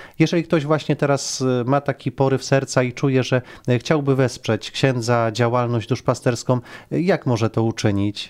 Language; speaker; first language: Polish; native; Polish